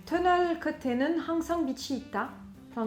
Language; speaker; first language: Korean; non-native, fluent; French